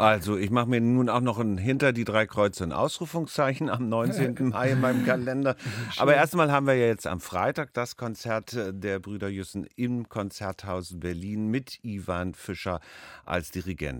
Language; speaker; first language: German; native; German